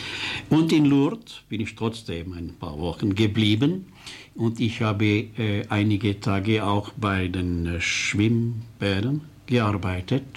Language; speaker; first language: German; non-native, local second language; French